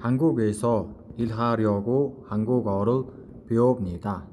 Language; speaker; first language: Korean; non-native, fluent; Mongolian